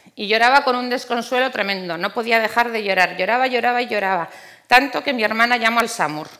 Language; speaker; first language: Spanish; native; Spanish